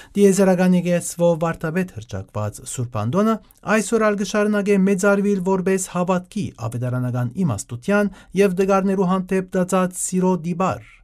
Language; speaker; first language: Armenian; native; Armenian